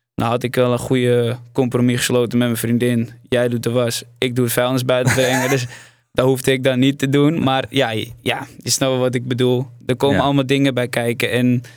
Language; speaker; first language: Dutch; native; Dutch